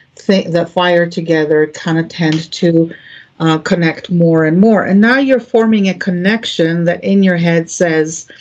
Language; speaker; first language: English; non-native, fluent; Greek